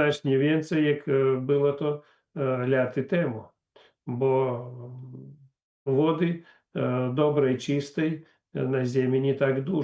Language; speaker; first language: Polish; non-native, learner; Russian